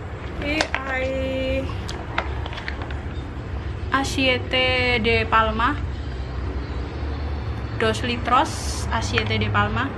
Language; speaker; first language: Spanish; non-native, learner; Indonesian